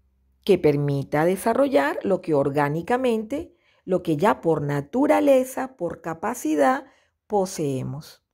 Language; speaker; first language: Spanish; native; Spanish